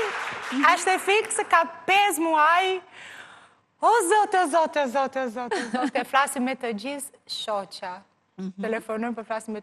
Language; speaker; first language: Albanian; non-native, learner; Portuguese